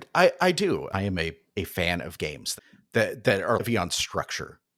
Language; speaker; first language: English; native; English